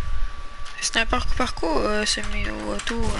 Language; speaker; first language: French; native; French